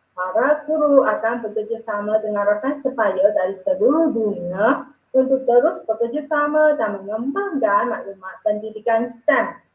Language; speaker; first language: Malay; non-native, local second language; Chinese